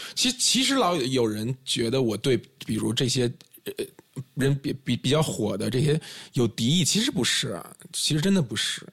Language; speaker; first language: Chinese; native; Chinese